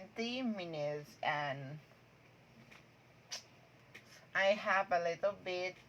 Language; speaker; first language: English; non-native, learner; Thai